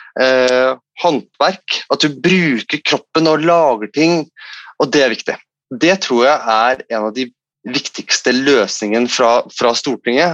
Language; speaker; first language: Norwegian; non-native, fluent; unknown